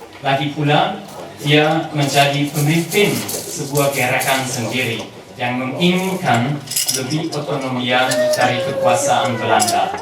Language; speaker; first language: Indonesian; non-native, learner; German